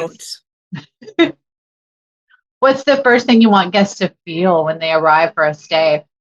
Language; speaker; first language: English; native; English